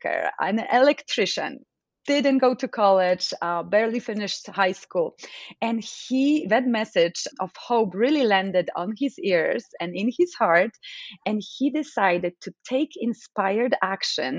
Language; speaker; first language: English; non-native, fluent; Polish